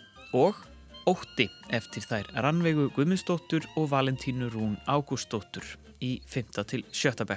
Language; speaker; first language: Icelandic; native; Icelandic